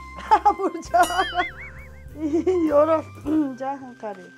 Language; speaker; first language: Mongolian; non-native, fluent; Japanese